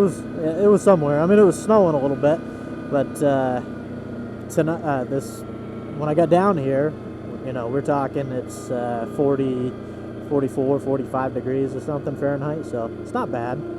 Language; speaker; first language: English; native; English